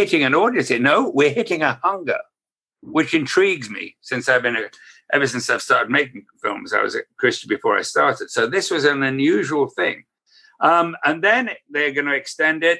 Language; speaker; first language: English; native; English